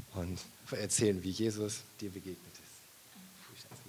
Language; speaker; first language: German; native; German